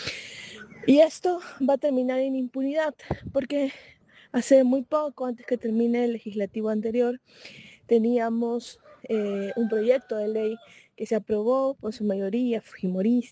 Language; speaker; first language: Spanish; native; Spanish